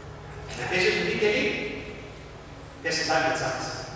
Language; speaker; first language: Bulgarian; non-native, local second language; Turkish